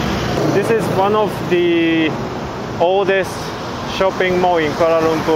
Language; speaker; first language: English; non-native, fluent; Japanese